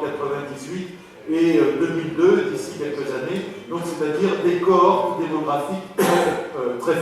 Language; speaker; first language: French; native; French